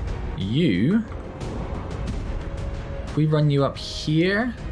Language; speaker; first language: English; native; English